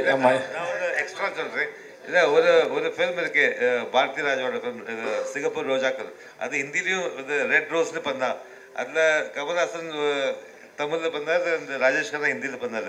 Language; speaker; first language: Tamil; early bilingual, heritage; Tamil